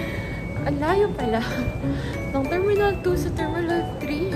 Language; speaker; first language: Filipino; native; Filipino